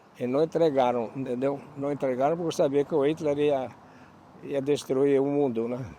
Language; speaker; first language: Portuguese; non-native, fluent; Albanian